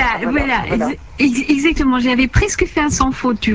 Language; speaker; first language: French; native; French